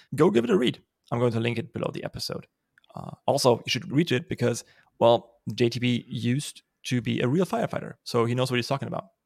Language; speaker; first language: English; non-native, fluent; German